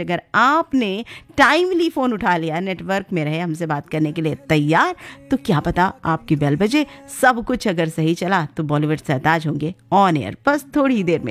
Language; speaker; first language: Hindi; native; Hindi